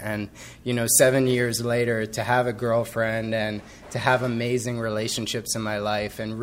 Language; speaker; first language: English; native; English